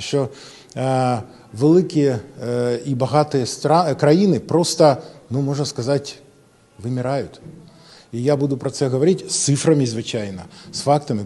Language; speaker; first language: Ukrainian; non-native, local second language; Russian